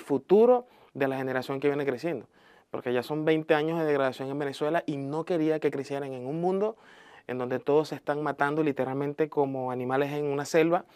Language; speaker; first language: Spanish; native; Spanish